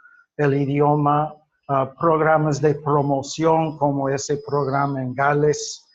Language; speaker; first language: Spanish; non-native, fluent; English